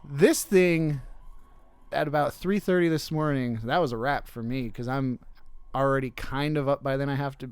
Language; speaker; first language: English; native; English